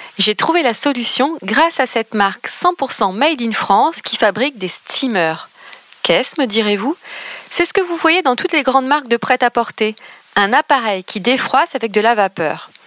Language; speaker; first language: French; native; French